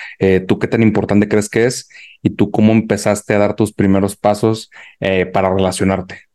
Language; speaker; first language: Spanish; native; Spanish